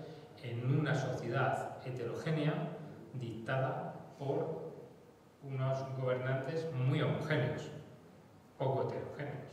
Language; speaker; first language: Spanish; native; Spanish